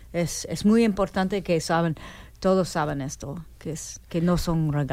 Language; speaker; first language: Spanish; non-native, learner; English